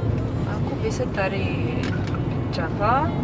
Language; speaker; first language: Indonesian; non-native, fluent; Bulgarian